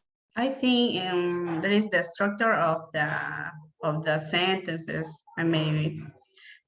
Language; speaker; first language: English; non-native, learner; Spanish